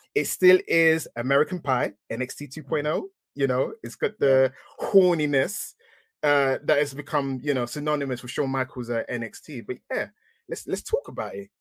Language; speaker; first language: English; native; English